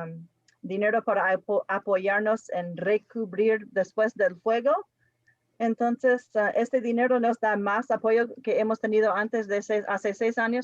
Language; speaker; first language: Spanish; non-native, fluent; English